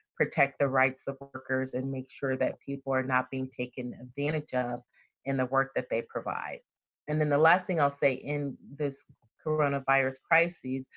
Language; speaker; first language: English; native; English